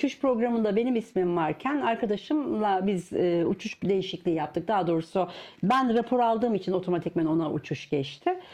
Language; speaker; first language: Turkish; native; Turkish